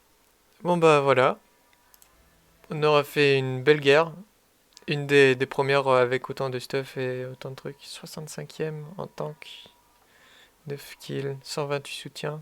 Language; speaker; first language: French; native; French